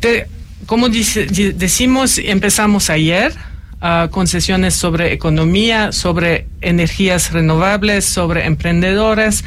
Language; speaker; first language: Spanish; non-native, fluent; French